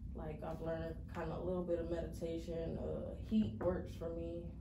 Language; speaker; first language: English; native; English